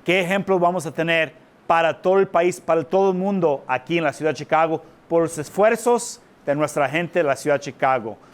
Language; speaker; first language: Spanish; early bilingual, heritage; Spanish